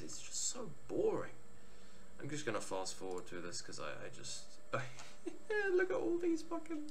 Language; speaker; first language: English; native; English